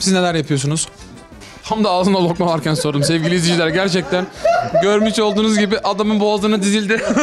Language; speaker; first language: Turkish; native; Turkish